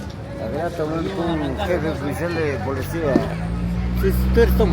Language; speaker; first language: Spanish; native; Spanish